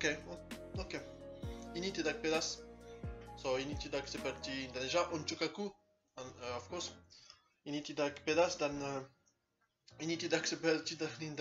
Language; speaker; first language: Indonesian; non-native, learner; French